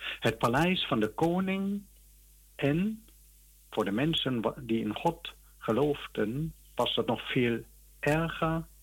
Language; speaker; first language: Dutch; native; Dutch